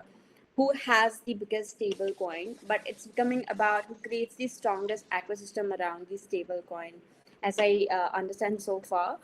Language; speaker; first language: English; non-native, fluent; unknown